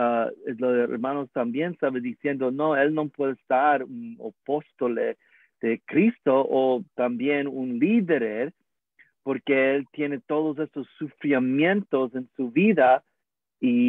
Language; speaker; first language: Spanish; non-native, learner; English